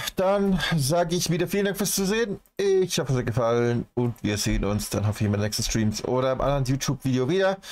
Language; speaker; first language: German; native; German